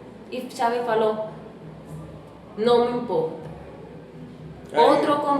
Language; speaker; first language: Portuguese; non-native, fluent; Spanish